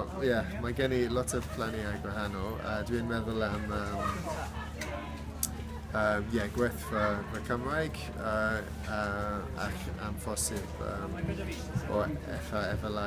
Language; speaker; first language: Welsh; non-native, learner; English